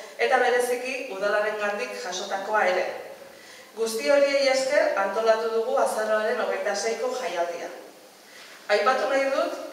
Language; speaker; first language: Basque; native; Basque